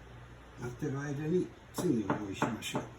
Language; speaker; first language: Japanese; non-native, learner; English